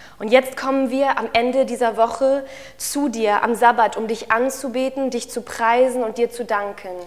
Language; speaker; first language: German; native; German